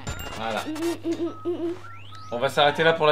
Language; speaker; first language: French; native; French